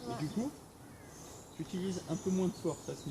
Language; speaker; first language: French; native; French